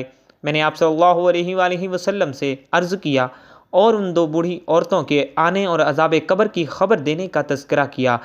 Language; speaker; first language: Urdu; native; Urdu